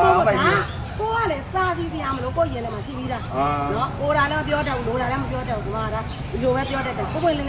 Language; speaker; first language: Burmese; native; Burmese